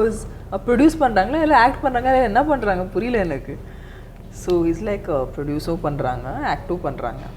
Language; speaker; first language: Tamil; non-native, fluent; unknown